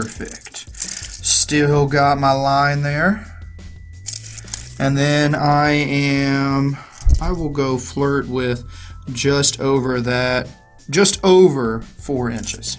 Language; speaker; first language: English; native; English